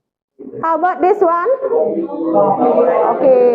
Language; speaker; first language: English; non-native, fluent; Indonesian